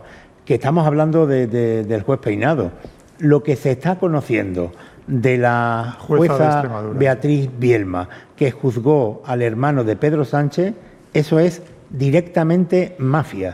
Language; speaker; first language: Spanish; native; Spanish